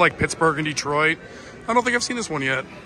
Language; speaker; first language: English; native; English